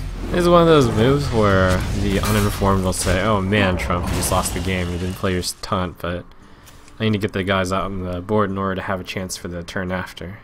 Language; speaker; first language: English; native; English